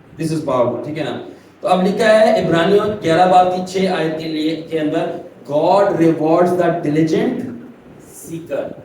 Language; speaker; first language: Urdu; non-native, local second language; Punjabi